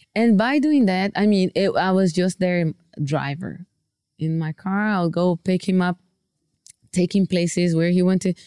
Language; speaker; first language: English; non-native, fluent; Portuguese